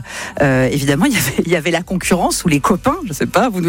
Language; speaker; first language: French; native; French